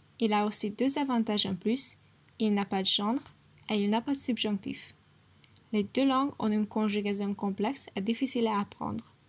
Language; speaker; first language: French; non-native, learner; Hungarian